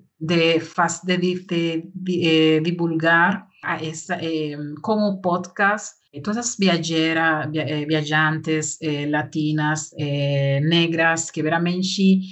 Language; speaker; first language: Portuguese; non-native, learner; Spanish